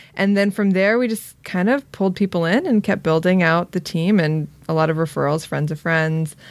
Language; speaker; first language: English; native; English